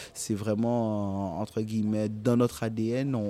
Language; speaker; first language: French; native; French